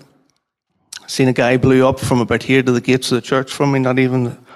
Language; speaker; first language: English; native; English